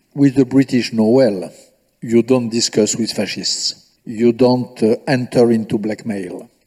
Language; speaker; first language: English; non-native, fluent; French